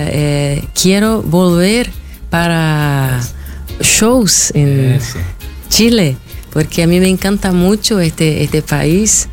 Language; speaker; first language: Spanish; non-native, fluent; Portuguese